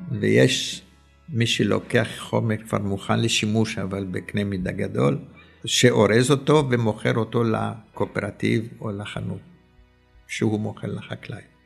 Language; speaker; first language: Hebrew; early bilingual, other home language; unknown